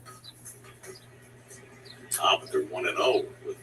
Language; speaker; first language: English; native; English